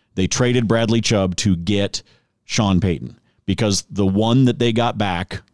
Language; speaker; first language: English; native; English